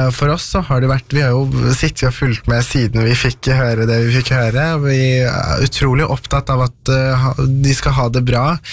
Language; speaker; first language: Norwegian; early bilingual, other home language; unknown